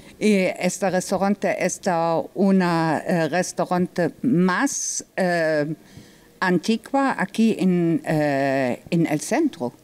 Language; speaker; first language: Spanish; non-native, learner; German